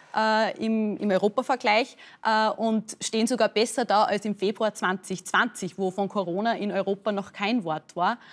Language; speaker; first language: German; native; German